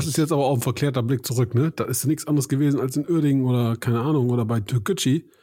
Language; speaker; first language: German; native; German